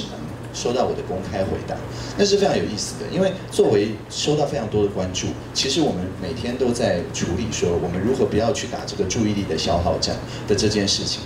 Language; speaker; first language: Chinese; native; Chinese